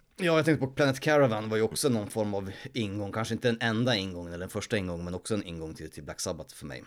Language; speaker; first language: Swedish; early bilingual, other home language; Polish